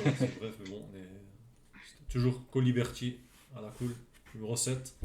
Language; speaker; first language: French; native; French